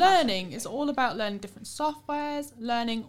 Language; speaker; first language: English; native; English